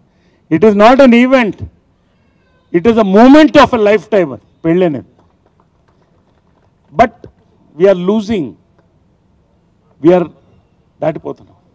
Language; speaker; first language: Telugu; native; Telugu